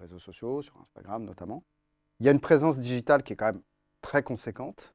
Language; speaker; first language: French; native; French